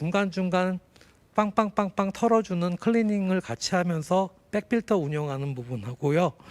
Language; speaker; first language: Korean; native; Korean